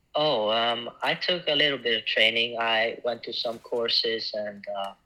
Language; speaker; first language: English; non-native, fluent; Icelandic